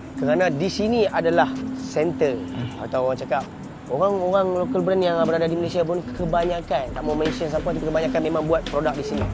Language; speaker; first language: Malay; native; Malay